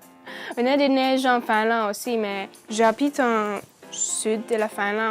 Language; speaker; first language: French; non-native, learner; Finnish